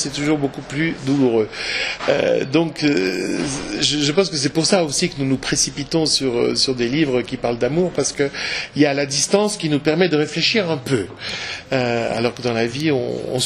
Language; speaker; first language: French; native; French